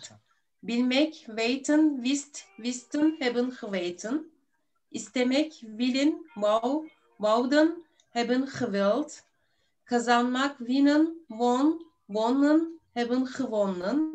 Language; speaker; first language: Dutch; non-native, learner; Turkish